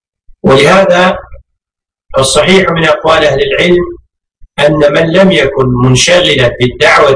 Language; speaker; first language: Arabic; native; Arabic